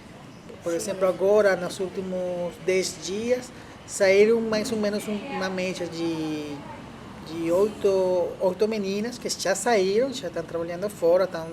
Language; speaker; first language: Portuguese; non-native, fluent; Spanish